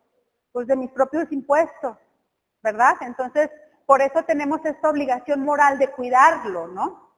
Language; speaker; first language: Spanish; native; Spanish